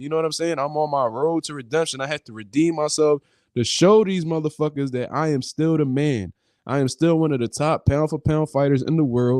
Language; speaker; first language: English; native; English